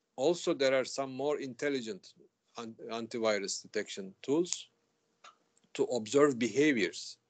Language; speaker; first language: English; non-native, fluent; Turkish